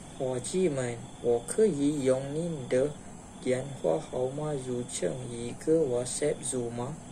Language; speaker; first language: Chinese; non-native, learner; Malay